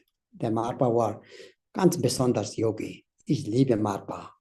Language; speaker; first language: German; non-native, learner; Tibetan